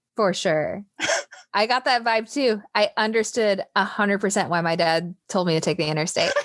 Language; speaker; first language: English; native; English